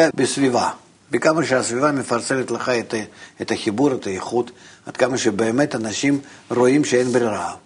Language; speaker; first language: Hebrew; non-native, fluent; Russian